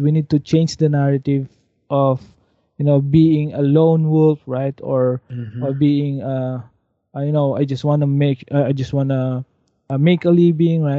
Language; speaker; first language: English; non-native, local second language; Filipino